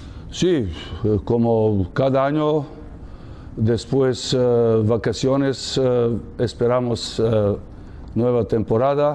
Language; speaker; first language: Spanish; non-native, learner; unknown